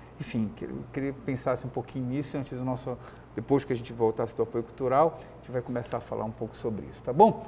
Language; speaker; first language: Portuguese; native; Portuguese